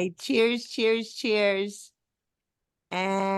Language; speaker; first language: English; native; English